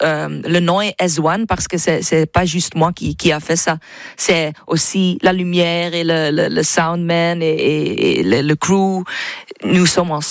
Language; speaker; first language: French; non-native, learner; English